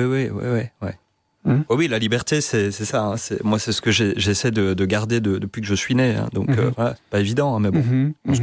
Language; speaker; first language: French; native; French